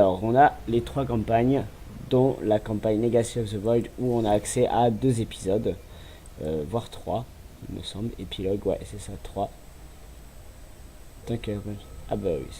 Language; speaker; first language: French; native; French